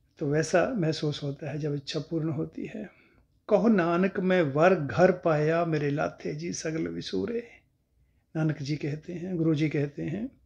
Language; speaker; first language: Hindi; non-native, local second language; Punjabi